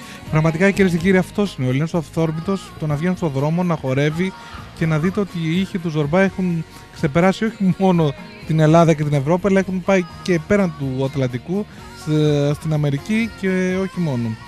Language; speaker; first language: Greek; native; Greek